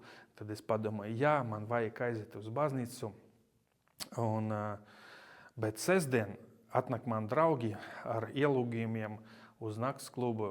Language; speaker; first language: Latvian; non-native, local second language; Russian